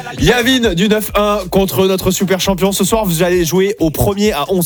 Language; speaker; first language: French; native; French